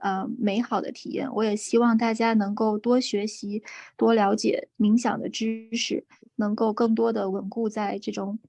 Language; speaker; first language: Chinese; native; Chinese